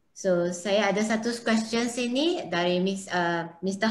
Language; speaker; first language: Malay; non-native, local second language; Chinese